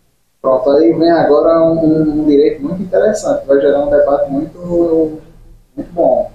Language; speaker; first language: Portuguese; native; Portuguese